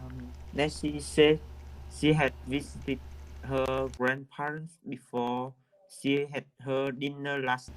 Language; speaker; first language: English; non-native, learner; Vietnamese